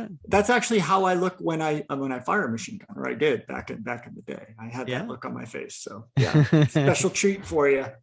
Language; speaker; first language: English; native; English